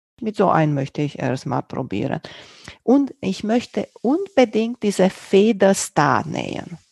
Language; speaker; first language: German; non-native, fluent; Romanian